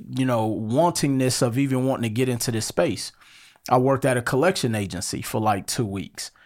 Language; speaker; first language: English; native; English